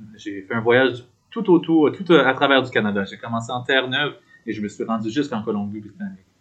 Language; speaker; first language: French; native; French